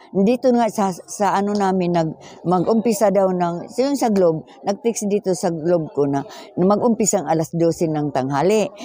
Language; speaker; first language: Filipino; non-native, local second language; Surigaonon